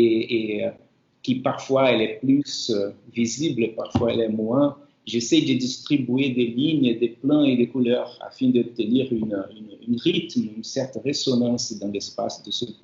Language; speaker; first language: French; non-native, fluent; Portuguese